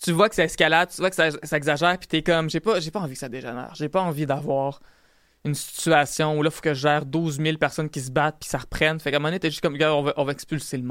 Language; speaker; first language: French; native; French